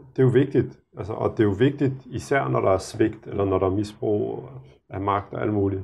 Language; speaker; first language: Danish; early bilingual, other home language; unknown